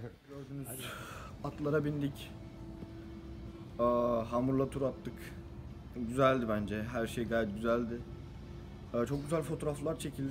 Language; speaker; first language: Turkish; native; Turkish